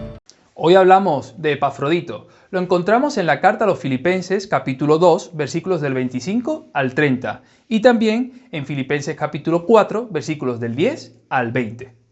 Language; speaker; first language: Spanish; native; Spanish